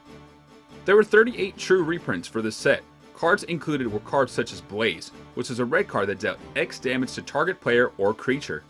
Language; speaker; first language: English; native; English